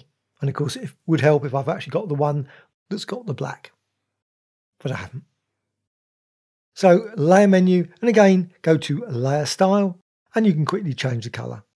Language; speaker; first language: English; native; English